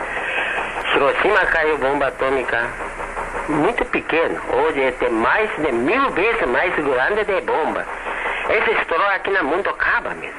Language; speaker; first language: Portuguese; non-native, learner; Japanese